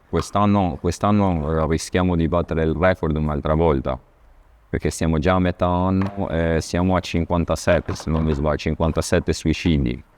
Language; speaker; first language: Italian; native; Italian